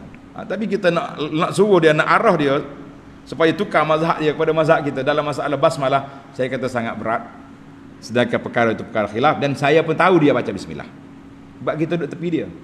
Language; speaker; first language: Malay; native; Malay